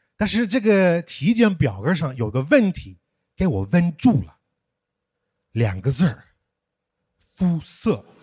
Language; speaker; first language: Chinese; non-native, fluent; English